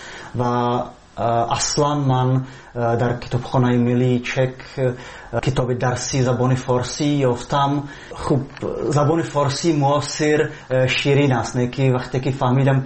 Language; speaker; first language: Persian; non-native, fluent; Czech